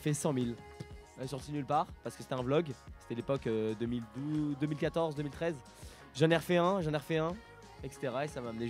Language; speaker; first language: French; native; French